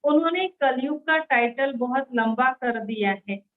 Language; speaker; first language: Hindi; non-native, local second language; Marathi